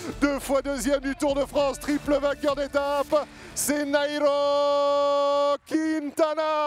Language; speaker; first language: French; native; French